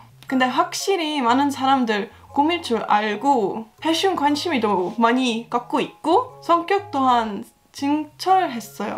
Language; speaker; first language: Korean; non-native, fluent; Estonian